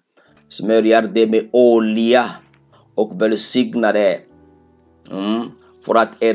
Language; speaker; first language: Swedish; non-native, fluent; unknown